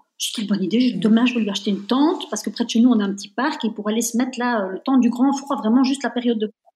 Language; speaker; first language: French; native; French